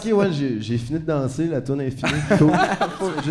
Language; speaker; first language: French; native; French